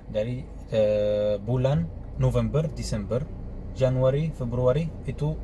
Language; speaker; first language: Indonesian; non-native, fluent; Arabic